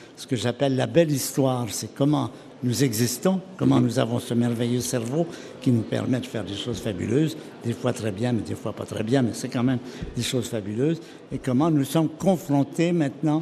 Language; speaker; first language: French; native; French